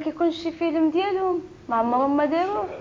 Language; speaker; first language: Dutch; non-native, learner; Arabic